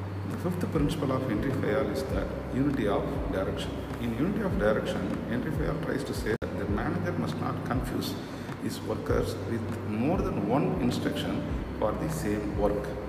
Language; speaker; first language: English; non-native, local second language; Tamil